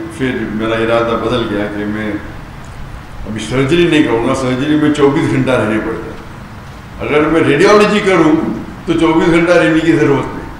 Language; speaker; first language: Urdu; non-native, local second language; Konkani